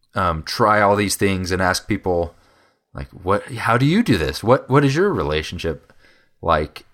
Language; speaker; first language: English; native; English